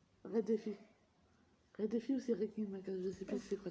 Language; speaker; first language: French; native; French